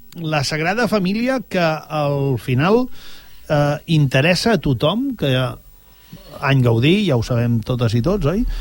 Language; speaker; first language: Catalan; native; Catalan